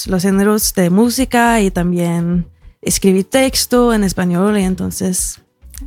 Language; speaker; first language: Spanish; early bilingual, heritage; Spanish